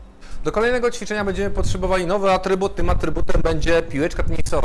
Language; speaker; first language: Polish; native; Polish